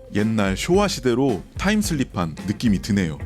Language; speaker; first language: Korean; native; Korean